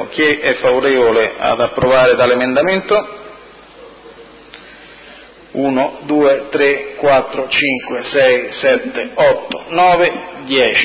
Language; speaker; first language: Italian; native; Italian